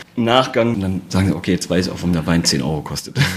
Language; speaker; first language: German; native; German